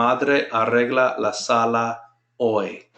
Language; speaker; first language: Spanish; non-native, fluent; English